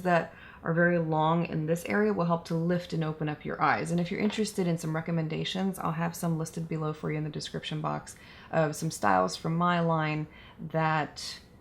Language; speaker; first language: English; native; English